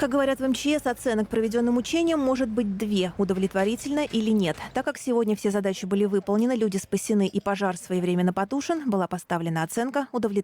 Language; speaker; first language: Russian; native; Russian